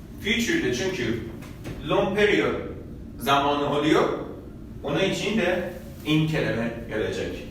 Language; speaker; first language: Turkish; non-native, fluent; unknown